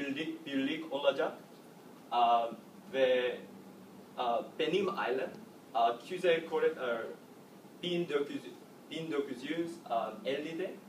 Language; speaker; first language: Turkish; non-native, learner; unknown